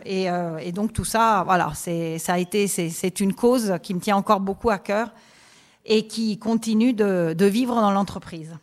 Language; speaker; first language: French; non-native, fluent; Italian